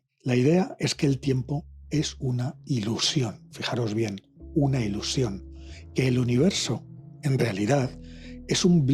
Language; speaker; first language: Spanish; native; Spanish